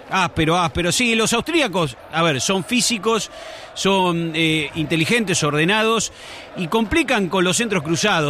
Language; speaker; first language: Spanish; native; Spanish